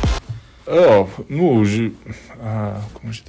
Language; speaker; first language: French; non-native, learner; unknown